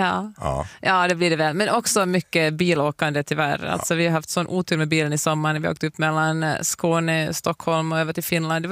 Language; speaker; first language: Swedish; native; Swedish